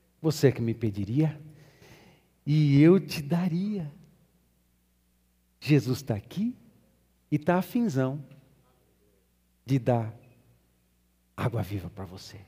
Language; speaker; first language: Portuguese; native; Portuguese